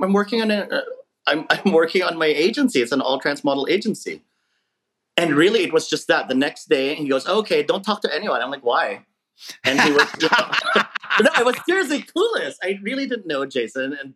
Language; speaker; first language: English; non-native, local second language; Filipino